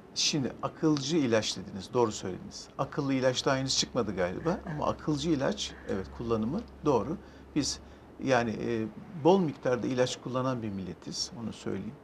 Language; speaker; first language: Turkish; native; Turkish